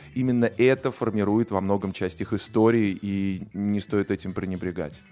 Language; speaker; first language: Russian; native; Russian